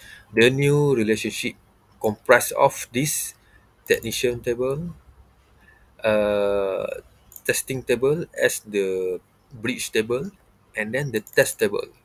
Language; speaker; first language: English; non-native, local second language; Malay